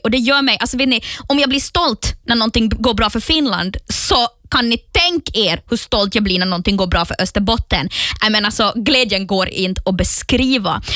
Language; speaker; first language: Swedish; native; Swedish